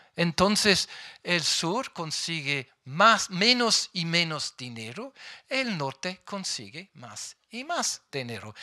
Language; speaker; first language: Spanish; non-native, fluent; English